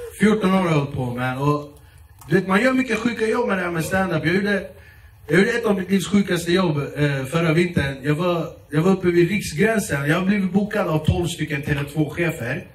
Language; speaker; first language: Swedish; early bilingual, other home language; Kurdish